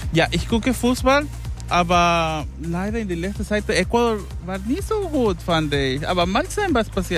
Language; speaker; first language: German; non-native, fluent; Spanish